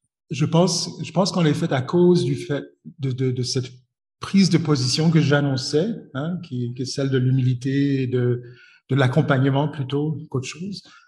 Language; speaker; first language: French; native; French